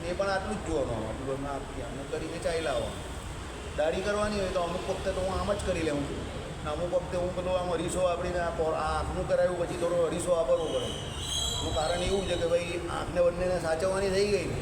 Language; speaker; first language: Gujarati; native; Gujarati